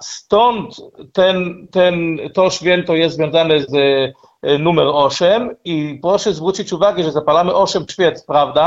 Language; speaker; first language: Polish; non-native, learner; Hebrew